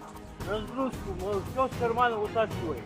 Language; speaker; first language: Russian; native; Russian